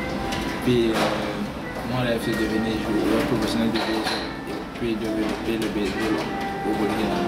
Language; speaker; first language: French; non-native, learner; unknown